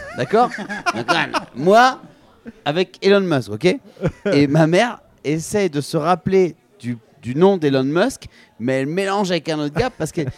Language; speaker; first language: French; native; French